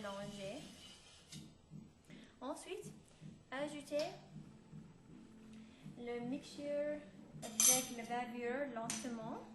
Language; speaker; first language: French; non-native, learner; English